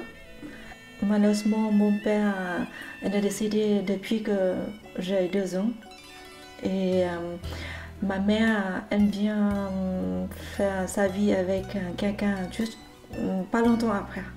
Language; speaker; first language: French; non-native, learner; Vietnamese